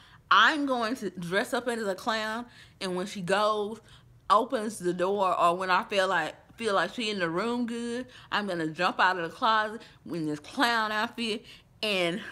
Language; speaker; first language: English; native; English